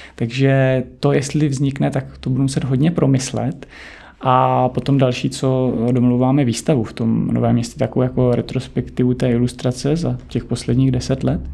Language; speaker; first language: Czech; native; Czech